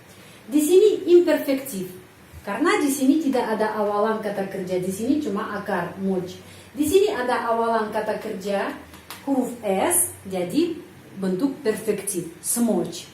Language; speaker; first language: Indonesian; non-native, fluent; Russian